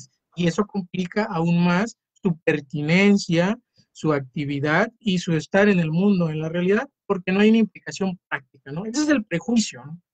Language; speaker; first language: Spanish; native; Spanish